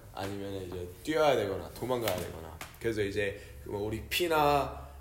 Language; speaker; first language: Korean; early bilingual, heritage; Korean